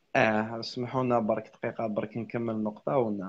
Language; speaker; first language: Arabic; native; Arabic